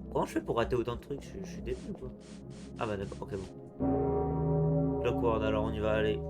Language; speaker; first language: French; native; French